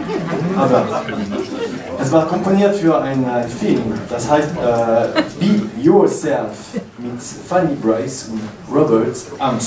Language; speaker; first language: German; non-native, learner; French